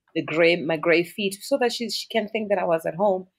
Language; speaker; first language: English; non-native, local second language; Northern Sotho